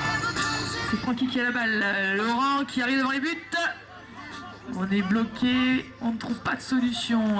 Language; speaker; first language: French; native; French